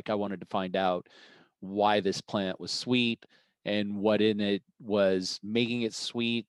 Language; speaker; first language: English; native; English